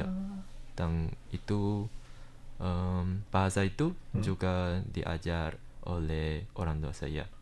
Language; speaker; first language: Indonesian; early bilingual, heritage; Indonesian